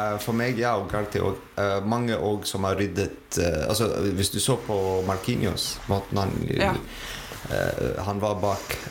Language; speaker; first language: Norwegian; non-native, fluent; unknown